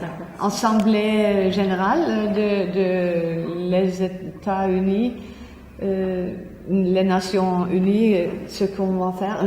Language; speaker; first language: French; non-native, fluent; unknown